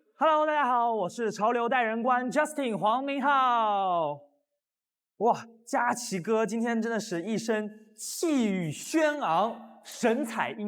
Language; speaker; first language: Chinese; native; Chinese